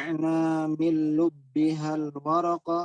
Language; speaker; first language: Arabic; non-native, learner; Indonesian